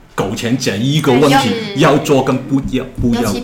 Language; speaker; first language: Chinese; non-native, learner; Cantonese